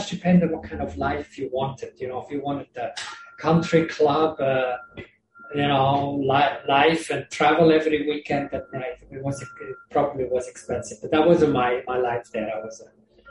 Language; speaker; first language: English; non-native, fluent; Swiss German